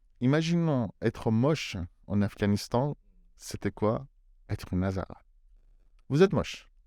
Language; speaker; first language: French; non-native, fluent; Persian